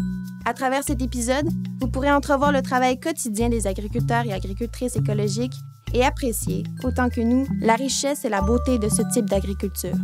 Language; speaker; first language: French; native; French